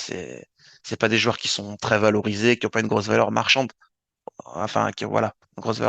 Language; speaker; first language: French; native; French